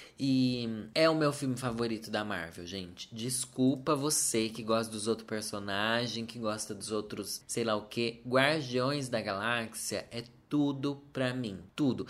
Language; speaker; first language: Portuguese; native; Portuguese